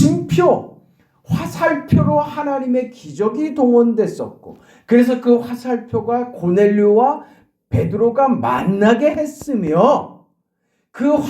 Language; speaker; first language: Korean; native; Korean